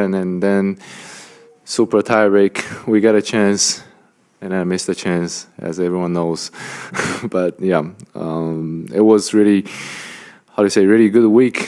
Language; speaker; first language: English; non-native, fluent; Chinese